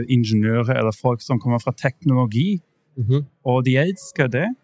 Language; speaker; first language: Norwegian; non-native, fluent; German